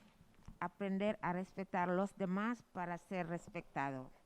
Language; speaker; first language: Spanish; non-native, fluent; Wolof